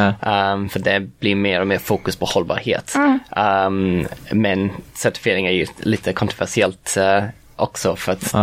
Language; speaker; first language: Swedish; non-native, fluent; English